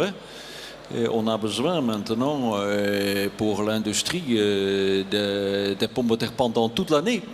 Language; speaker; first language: French; non-native, learner; Dutch